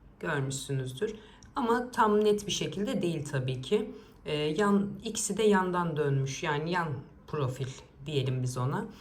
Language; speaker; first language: Turkish; native; Turkish